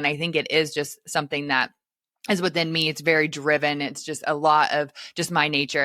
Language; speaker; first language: English; native; English